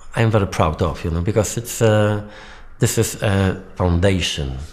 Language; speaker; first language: English; non-native, fluent; Polish